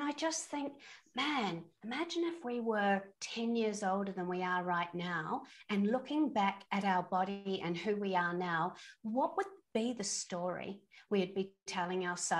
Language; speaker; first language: English; native; English